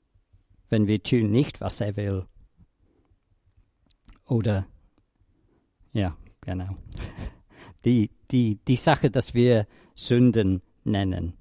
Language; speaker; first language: German; non-native, fluent; English